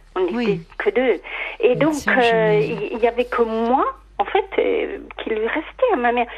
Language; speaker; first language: French; native; French